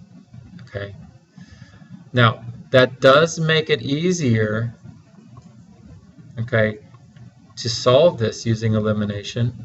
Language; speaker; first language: English; native; English